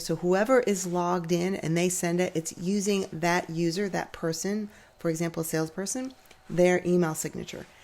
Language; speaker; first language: English; native; English